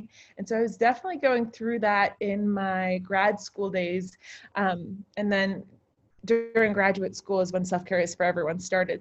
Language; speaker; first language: English; native; English